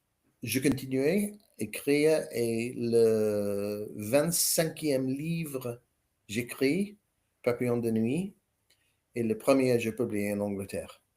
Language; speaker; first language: French; non-native, learner; English